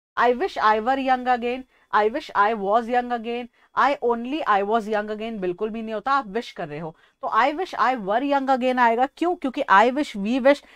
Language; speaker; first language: Hindi; native; Hindi